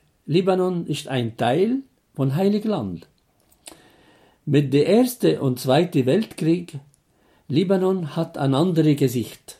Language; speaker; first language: German; non-native, fluent; Arabic